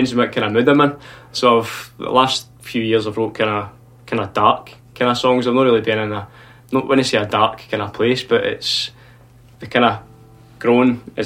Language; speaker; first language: English; native; English